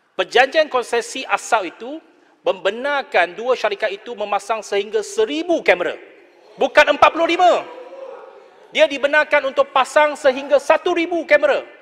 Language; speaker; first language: Malay; native; Malay